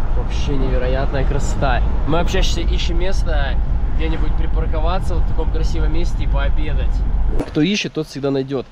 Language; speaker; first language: Russian; native; Russian